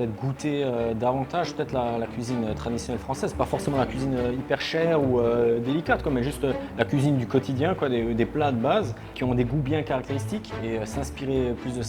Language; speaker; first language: French; native; French